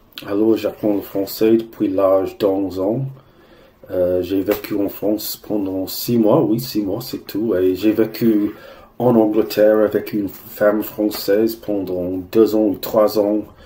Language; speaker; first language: French; non-native, learner; English